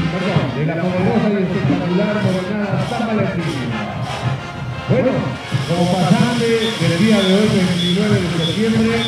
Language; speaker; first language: Spanish; native; Spanish